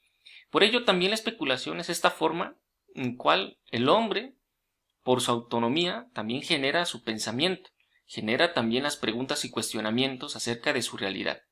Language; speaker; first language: Spanish; native; Spanish